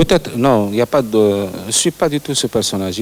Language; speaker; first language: French; non-native, local second language; Arabic